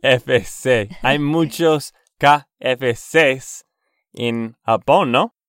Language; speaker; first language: Spanish; non-native, learner; English